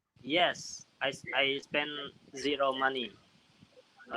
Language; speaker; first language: English; non-native, learner; Indonesian